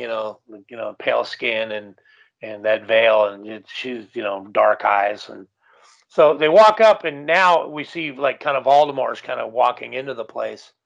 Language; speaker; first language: English; native; English